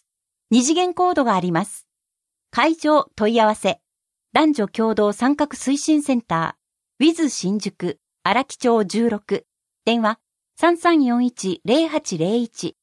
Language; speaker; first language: Japanese; native; Japanese